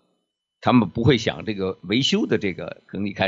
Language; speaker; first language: Chinese; native; Chinese